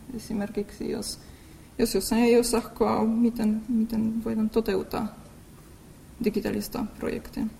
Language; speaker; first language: Finnish; non-native, fluent; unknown